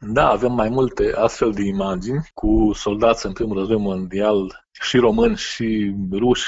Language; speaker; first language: Romanian; native; Romanian